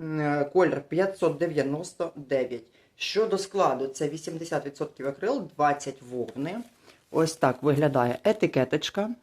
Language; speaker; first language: Ukrainian; non-native, local second language; Russian